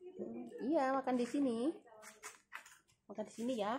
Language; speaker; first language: Indonesian; non-native, local second language; Javanese